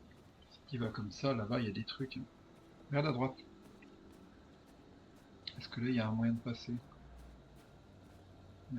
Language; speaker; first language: French; native; French